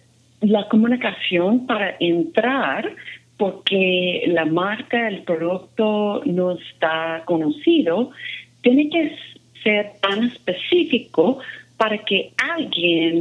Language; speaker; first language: Spanish; non-native, fluent; English